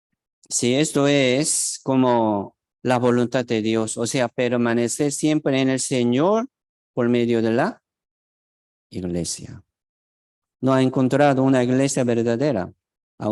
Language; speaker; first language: Spanish; non-native, fluent; Korean